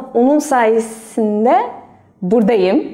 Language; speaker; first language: Turkish; non-native, learner; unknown